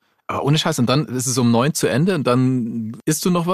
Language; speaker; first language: German; native; German